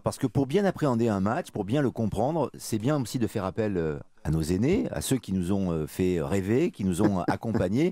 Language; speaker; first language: French; native; French